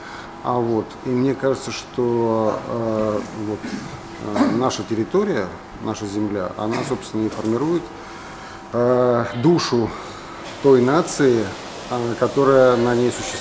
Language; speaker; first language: Russian; native; Russian